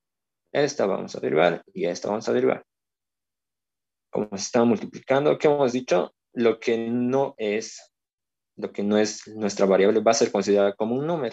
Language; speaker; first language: Spanish; native; Spanish